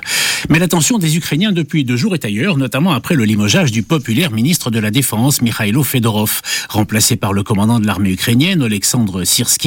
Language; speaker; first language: French; native; French